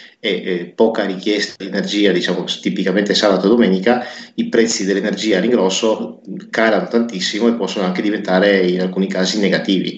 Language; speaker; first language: Italian; native; Italian